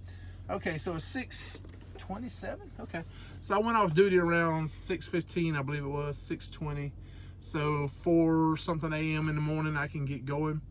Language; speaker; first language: English; native; English